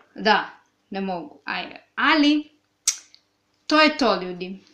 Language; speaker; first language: Serbian; non-native, learner; Swahili